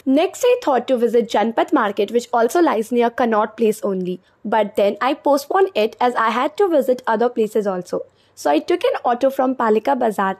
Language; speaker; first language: English; non-native, local second language; Hindi